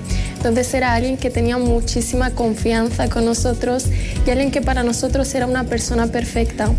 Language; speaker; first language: Spanish; early bilingual, other home language; Arabic